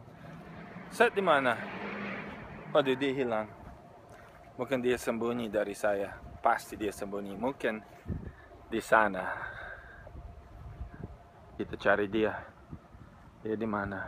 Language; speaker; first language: Indonesian; non-native, fluent; English